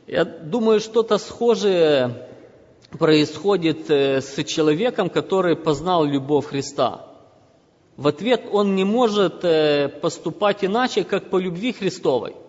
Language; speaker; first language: Russian; non-native, local second language; Ukrainian